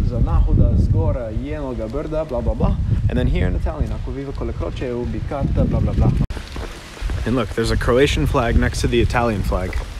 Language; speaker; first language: English; native; English